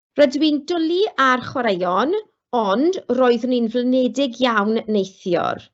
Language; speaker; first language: Welsh; non-native, local second language; English